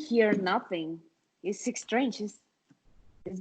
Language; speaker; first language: English; non-native, fluent; Spanish